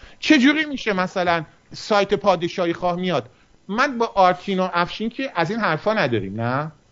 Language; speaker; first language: Persian; early bilingual, heritage; Persian